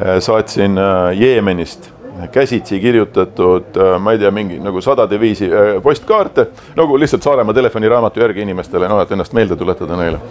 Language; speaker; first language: Estonian; native; Estonian